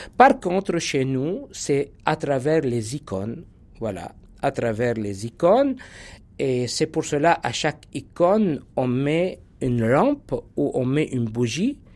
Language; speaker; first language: French; non-native, local second language; Arabic